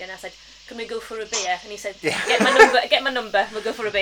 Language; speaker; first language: English; early bilingual, other home language; French